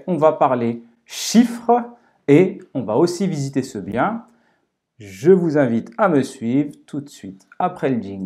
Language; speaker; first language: French; native; French